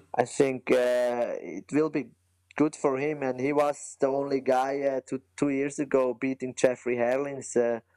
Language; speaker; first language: English; non-native, fluent; Swiss German